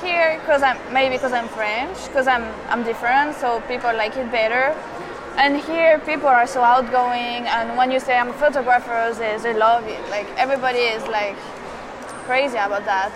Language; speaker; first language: English; non-native, fluent; French